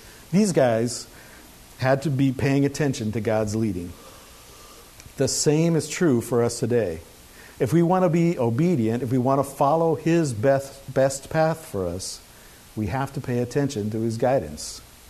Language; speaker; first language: English; native; English